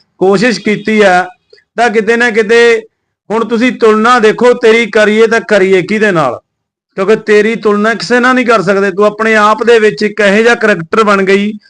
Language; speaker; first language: Punjabi; native; Punjabi